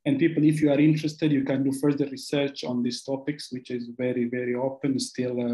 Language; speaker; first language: English; non-native, local second language; Amharic